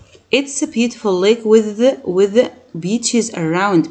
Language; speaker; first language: English; non-native, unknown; Arabic